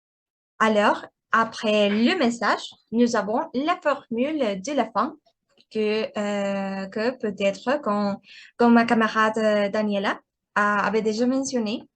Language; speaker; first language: French; non-native, learner; Spanish